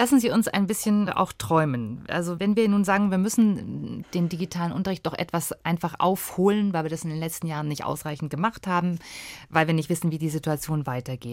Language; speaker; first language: German; native; German